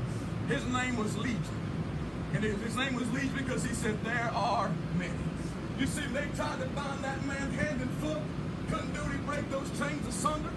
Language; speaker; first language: English; native; English